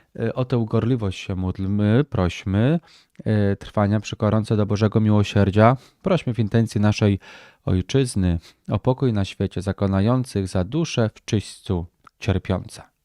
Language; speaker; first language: Polish; native; Polish